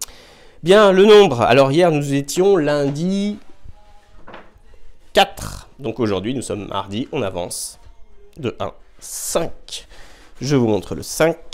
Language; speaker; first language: French; native; French